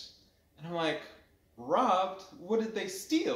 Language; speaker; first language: English; native; English